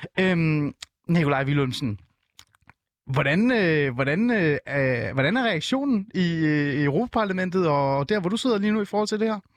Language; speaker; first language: Danish; early bilingual, other home language; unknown